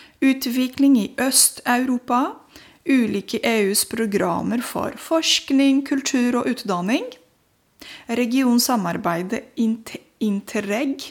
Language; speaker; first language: Norwegian; non-native, fluent; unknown